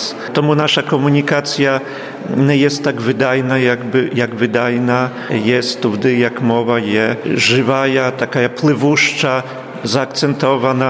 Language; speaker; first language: Polish; non-native, local second language; Ukrainian